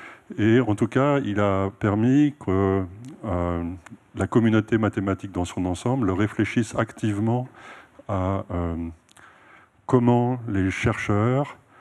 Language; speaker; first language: French; native; French